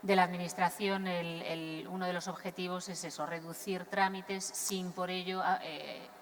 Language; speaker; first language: Spanish; non-native, local second language; Galician